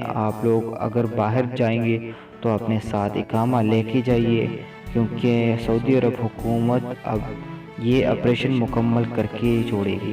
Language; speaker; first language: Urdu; non-native, local second language; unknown